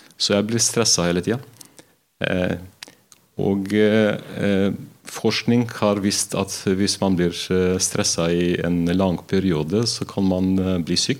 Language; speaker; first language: Norwegian; non-native, fluent; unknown